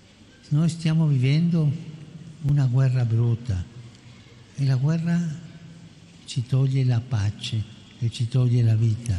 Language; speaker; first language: Italian; non-native, fluent; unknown